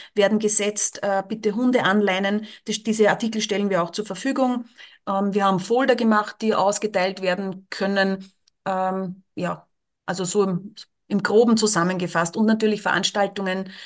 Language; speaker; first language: German; native; German